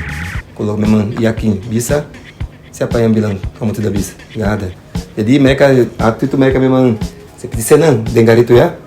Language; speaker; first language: Indonesian; non-native, fluent; Portuguese